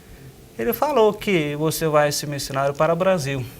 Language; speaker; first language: Portuguese; non-native, fluent; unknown